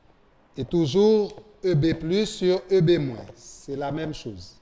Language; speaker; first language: French; non-native, local second language; Haitian Creole